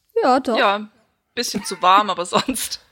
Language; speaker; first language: German; native; German